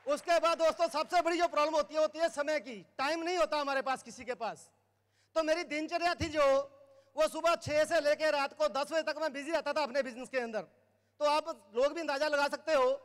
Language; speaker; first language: Hindi; native; Hindi